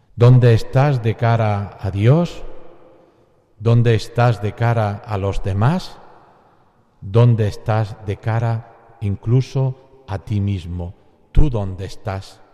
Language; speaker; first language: Spanish; native; Spanish